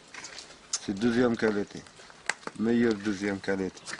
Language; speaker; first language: French; non-native, learner; Arabic